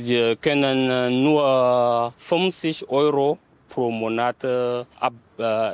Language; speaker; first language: German; non-native, learner; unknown